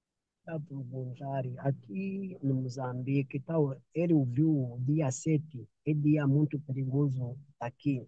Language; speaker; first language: Portuguese; non-native, learner; Kinyarwanda